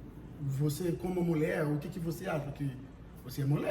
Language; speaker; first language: Portuguese; non-native, fluent; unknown